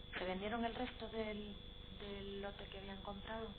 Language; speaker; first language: Spanish; native; Spanish